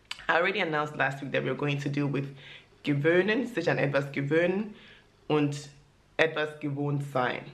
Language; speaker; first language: German; non-native, fluent; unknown